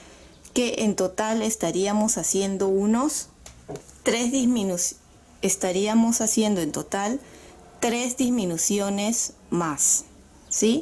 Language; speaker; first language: Spanish; native; Spanish